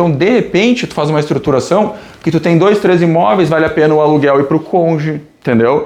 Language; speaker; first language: Portuguese; native; Portuguese